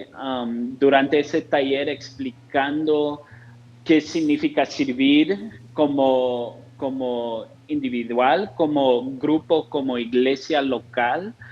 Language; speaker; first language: Spanish; non-native, fluent; English